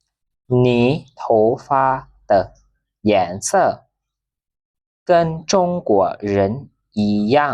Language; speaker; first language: Chinese; non-native, learner; Lao